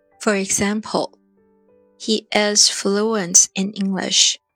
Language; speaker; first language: English; non-native, fluent; Chinese